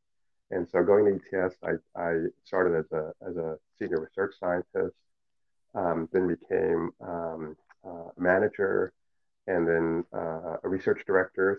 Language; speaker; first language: English; early bilingual, other home language; Cantonese